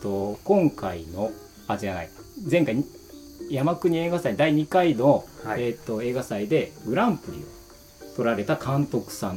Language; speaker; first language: Japanese; native; Japanese